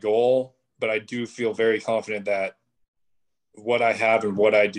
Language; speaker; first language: English; native; English